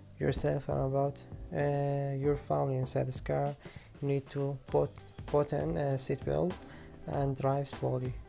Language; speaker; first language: English; non-native, learner; Arabic